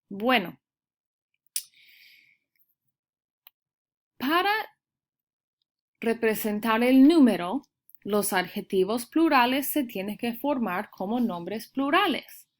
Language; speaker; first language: Spanish; early bilingual, heritage; Spanish